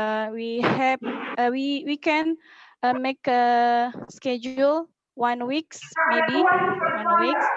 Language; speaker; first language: English; non-native, learner; Indonesian